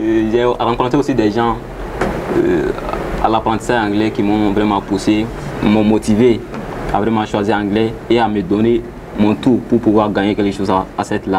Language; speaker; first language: French; non-native, local second language; Bambara